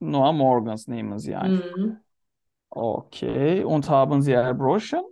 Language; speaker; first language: German; non-native, learner; Turkish